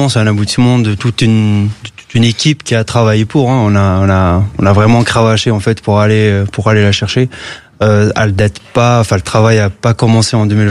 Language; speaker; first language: French; non-native, local second language; Kabyle